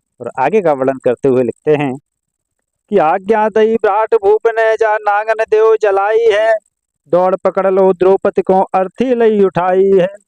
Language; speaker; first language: Hindi; native; Hindi